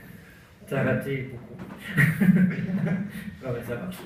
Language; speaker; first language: French; non-native, learner; German